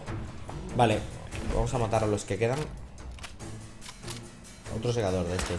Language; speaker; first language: Spanish; native; Spanish